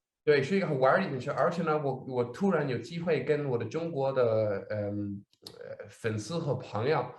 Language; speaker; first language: Chinese; non-native, fluent; Danish